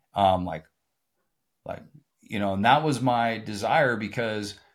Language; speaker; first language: English; native; English